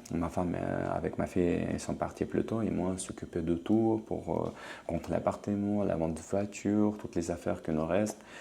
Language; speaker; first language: French; non-native, fluent; Ukrainian